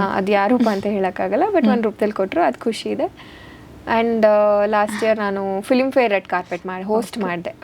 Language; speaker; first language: Kannada; native; Kannada